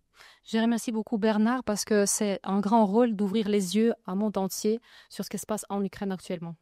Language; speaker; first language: French; non-native, fluent; Ukrainian